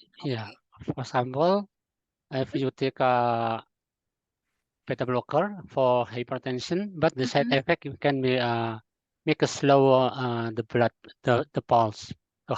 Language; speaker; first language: English; non-native, learner; Indonesian